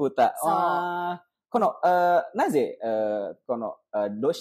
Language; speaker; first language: Japanese; non-native, learner; Indonesian